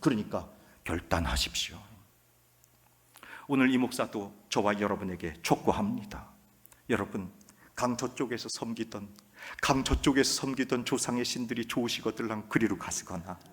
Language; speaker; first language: Korean; native; Korean